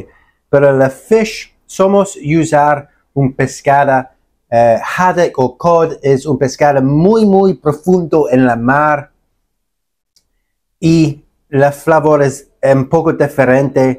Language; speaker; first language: Spanish; non-native, learner; English